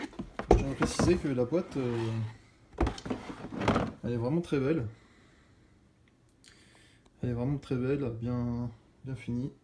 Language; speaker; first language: French; native; French